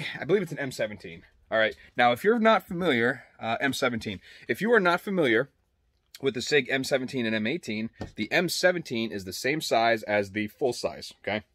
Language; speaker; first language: English; native; English